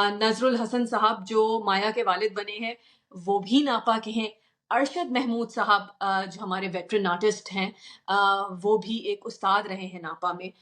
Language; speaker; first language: Urdu; native; Urdu